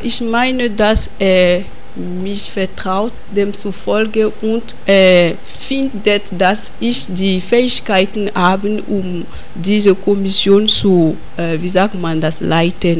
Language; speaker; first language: German; non-native, learner; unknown